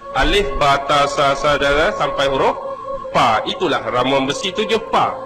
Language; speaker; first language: Malay; native; Malay